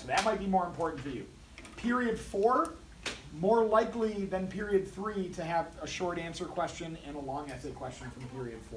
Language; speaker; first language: English; native; English